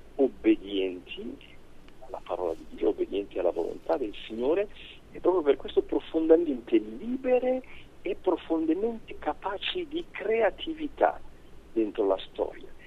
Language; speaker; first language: Italian; native; Italian